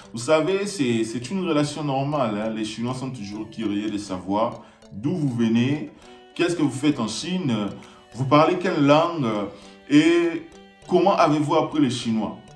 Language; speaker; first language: French; non-native, local second language; Lingala